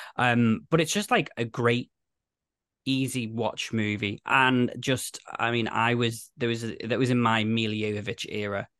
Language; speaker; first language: English; native; English